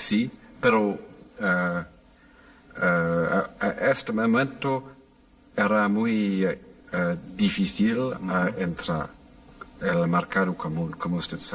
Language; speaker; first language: Spanish; non-native, fluent; English